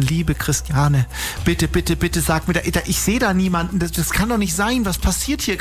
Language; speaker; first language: German; native; German